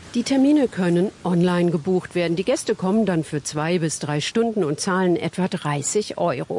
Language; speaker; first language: German; native; German